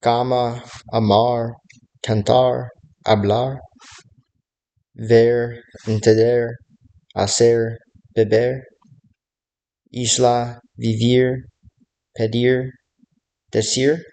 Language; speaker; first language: Spanish; non-native, learner; English